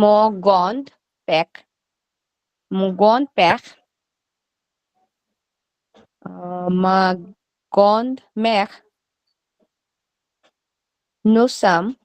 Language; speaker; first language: French; non-native, learner; Bangla